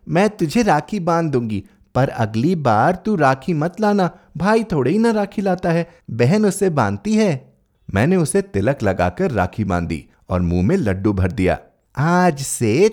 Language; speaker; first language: Hindi; native; Hindi